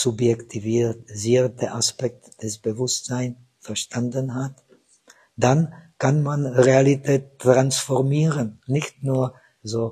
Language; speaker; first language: German; non-native, fluent; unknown